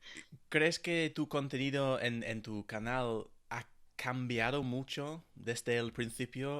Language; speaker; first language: Spanish; non-native, fluent; English